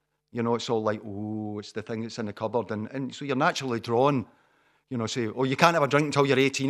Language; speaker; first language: English; native; English